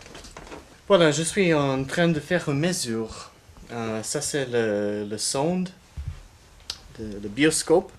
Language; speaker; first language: French; non-native, learner; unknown